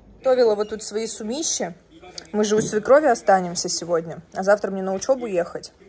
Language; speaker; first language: Russian; native; Russian